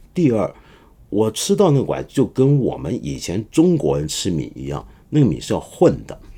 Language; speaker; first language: Chinese; non-native, local second language; Cantonese